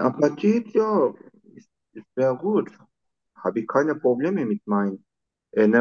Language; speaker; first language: German; non-native, learner; Turkish